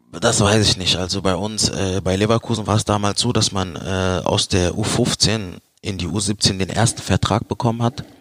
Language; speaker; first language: German; early bilingual, other home language; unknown